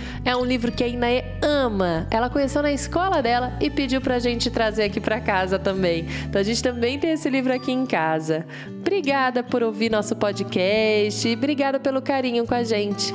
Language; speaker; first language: Portuguese; native; Portuguese